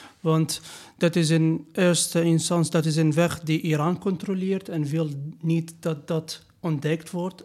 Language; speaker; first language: Dutch; non-native, learner; Persian